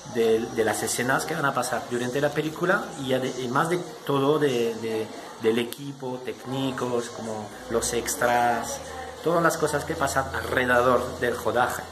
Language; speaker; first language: Spanish; non-native, fluent; French